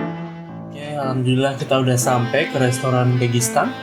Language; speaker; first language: Indonesian; native; Indonesian